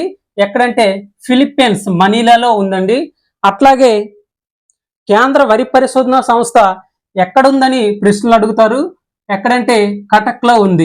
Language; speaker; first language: Telugu; native; Telugu